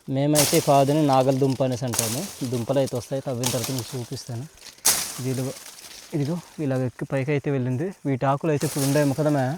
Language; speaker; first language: Telugu; non-native, local second language; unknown